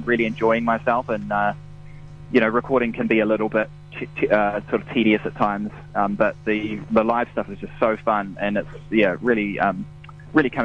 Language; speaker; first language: English; native; English